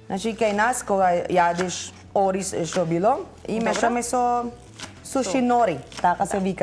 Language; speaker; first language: Macedonian; non-native, learner; Filipino